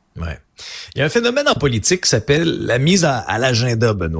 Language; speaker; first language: French; native; French